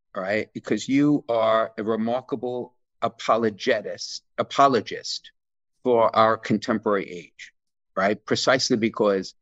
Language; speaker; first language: English; native; English